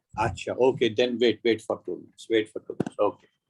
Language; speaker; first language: English; non-native, local second language; Kashmiri